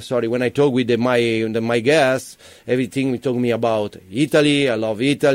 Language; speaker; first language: English; non-native, learner; Italian